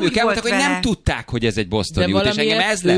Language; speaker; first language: Hungarian; native; Hungarian